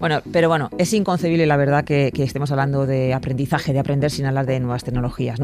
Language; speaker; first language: Spanish; native; Spanish